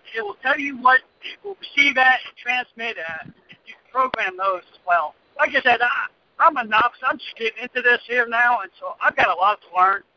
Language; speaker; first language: English; native; English